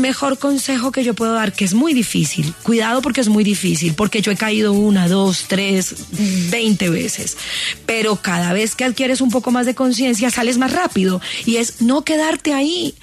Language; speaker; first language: Spanish; native; Spanish